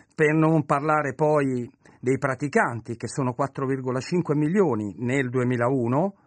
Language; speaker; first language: Italian; native; Italian